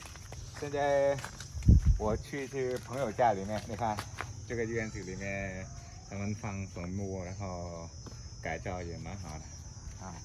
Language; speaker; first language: Chinese; non-native, fluent; Vietnamese